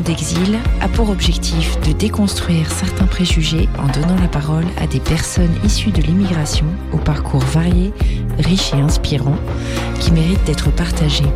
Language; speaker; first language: French; native; French